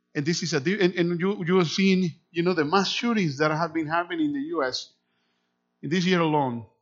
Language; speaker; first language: English; non-native, fluent; Spanish